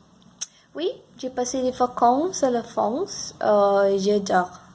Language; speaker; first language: French; non-native, learner; Spanish